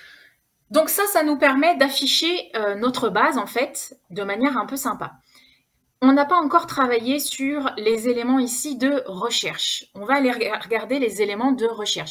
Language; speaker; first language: French; native; French